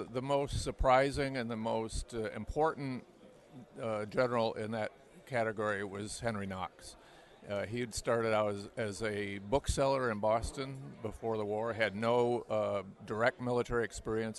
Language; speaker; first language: English; native; English